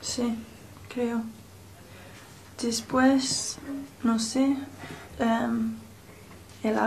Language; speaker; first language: Spanish; non-native, learner; English